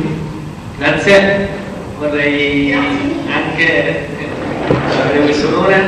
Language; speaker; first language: Italian; native; Italian